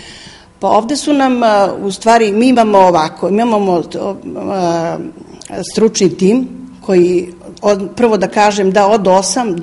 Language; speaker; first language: Serbian; native; Serbian